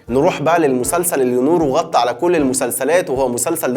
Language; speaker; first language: Arabic; native; Arabic